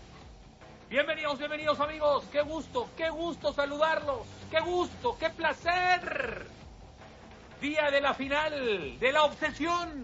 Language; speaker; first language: Spanish; native; Spanish